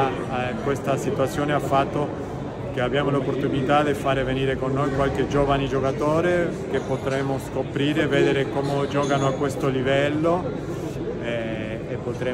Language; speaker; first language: Italian; non-native, fluent; Spanish